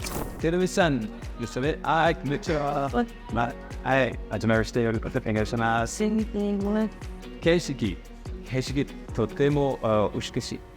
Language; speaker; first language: Japanese; non-native, learner; French